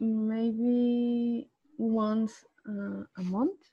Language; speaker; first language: English; non-native, learner; Spanish